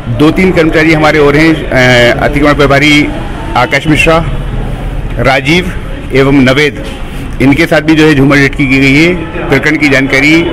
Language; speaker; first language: Hindi; native; Hindi